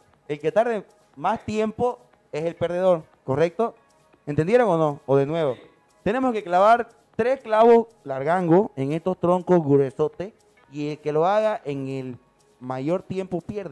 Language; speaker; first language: Spanish; native; Spanish